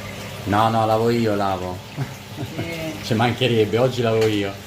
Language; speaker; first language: Italian; native; Italian